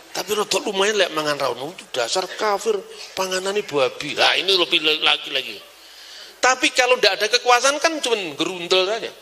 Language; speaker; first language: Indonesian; non-native, local second language; Javanese